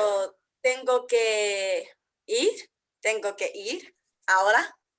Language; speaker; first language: Spanish; non-native, learner; English